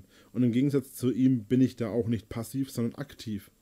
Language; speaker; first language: German; native; German